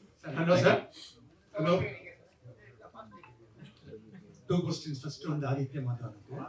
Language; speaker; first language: Tamil; native; Tamil